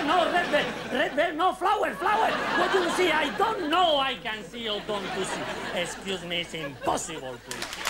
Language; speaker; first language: English; non-native, learner; Spanish